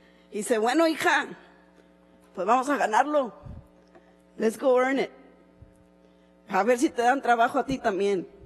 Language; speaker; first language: Spanish; early bilingual, heritage; Spanish